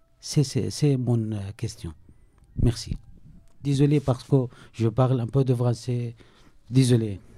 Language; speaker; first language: French; non-native, learner; Arabic